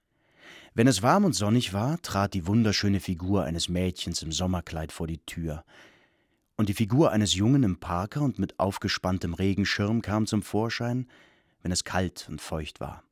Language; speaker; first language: German; native; German